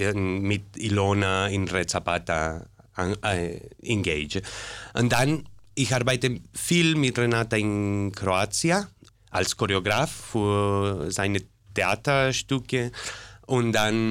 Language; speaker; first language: German; non-native, learner; Spanish